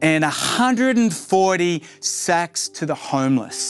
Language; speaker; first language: English; native; English